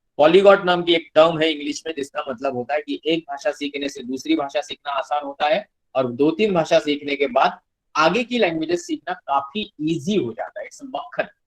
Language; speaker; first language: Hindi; non-native, local second language; Marathi